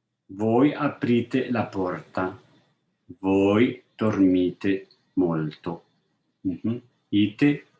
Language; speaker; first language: Italian; non-native, fluent; English